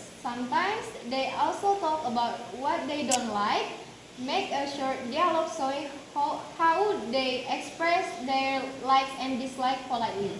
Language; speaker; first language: English; non-native, learner; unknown